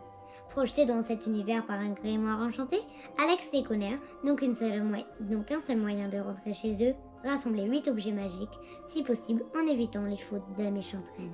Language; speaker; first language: French; native; French